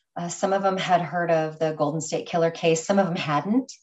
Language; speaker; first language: English; native; English